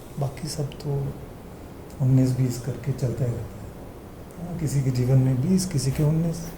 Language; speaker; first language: Hindi; early bilingual, heritage; Hindi